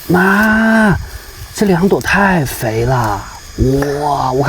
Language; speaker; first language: Chinese; native; Chinese